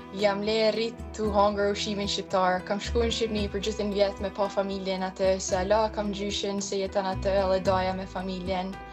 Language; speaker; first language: Albanian; early bilingual, heritage; Albanian